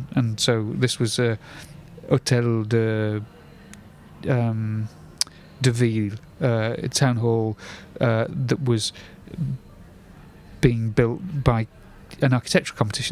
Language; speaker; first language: English; native; English